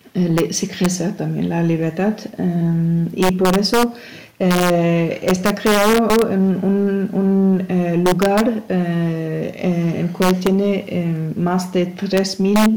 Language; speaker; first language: Spanish; non-native, learner; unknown